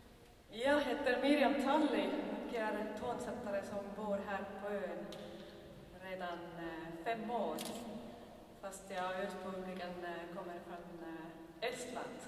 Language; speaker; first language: Swedish; non-native, fluent; Estonian